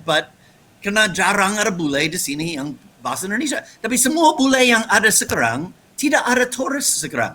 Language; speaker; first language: Indonesian; non-native, fluent; English